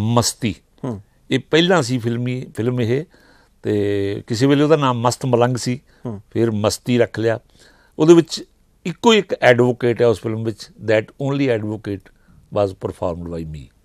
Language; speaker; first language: Punjabi; native; Punjabi